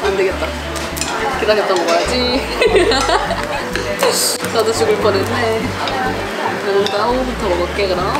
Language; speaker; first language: Indonesian; non-native, learner; Korean